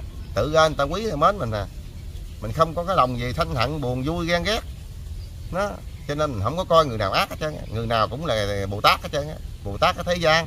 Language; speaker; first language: Vietnamese; native; Vietnamese